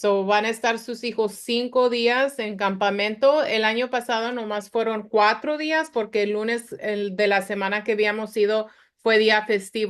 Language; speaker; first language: Spanish; early bilingual, other home language; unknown